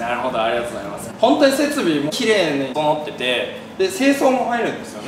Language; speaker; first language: Japanese; native; Japanese